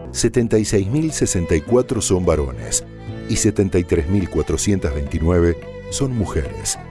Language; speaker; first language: Spanish; native; Spanish